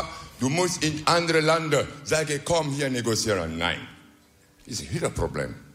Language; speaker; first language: Dutch; non-native, learner; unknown